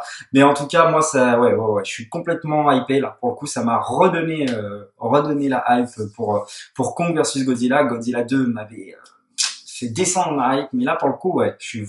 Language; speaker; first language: French; native; French